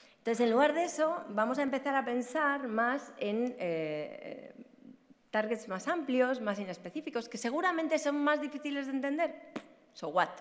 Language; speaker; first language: Spanish; native; Spanish